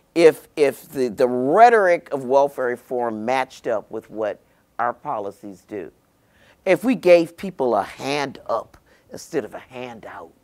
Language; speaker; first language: English; native; English